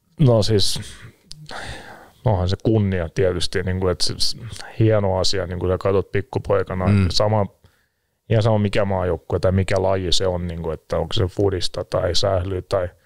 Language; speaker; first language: Finnish; early bilingual, other home language; Russian